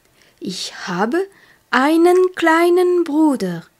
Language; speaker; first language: German; non-native, fluent; French